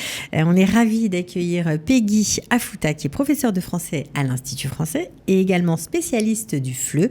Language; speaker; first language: French; native; French